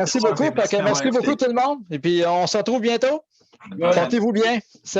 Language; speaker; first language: French; native; French